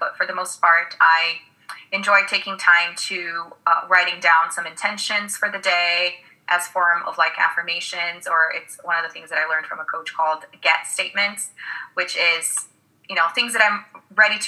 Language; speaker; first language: English; non-native, fluent; Portuguese